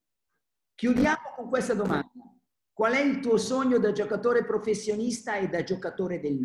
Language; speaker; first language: Italian; native; Italian